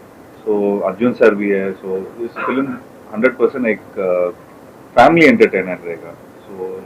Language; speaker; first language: Hindi; non-native, local second language; Tamil